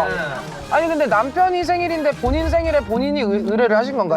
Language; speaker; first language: Korean; native; Korean